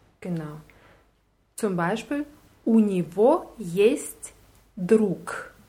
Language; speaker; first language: German; non-native, fluent; Russian